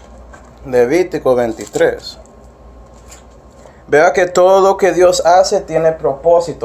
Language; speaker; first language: Spanish; non-native, fluent; English